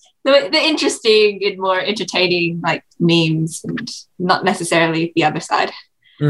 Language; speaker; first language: English; native; English